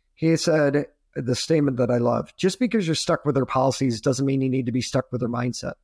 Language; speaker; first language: English; native; English